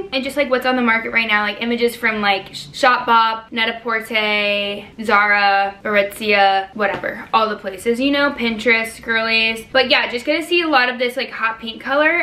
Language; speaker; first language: English; native; English